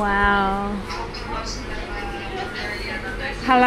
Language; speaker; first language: Russian; non-native, learner; Chinese